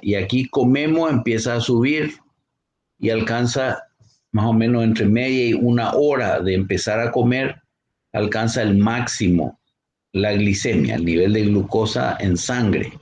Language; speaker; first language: Spanish; native; Spanish